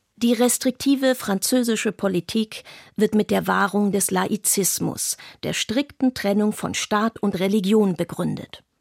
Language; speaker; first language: German; non-native, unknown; Arabic